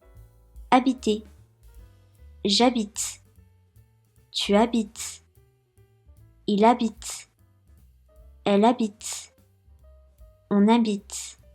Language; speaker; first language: French; non-native, fluent; Japanese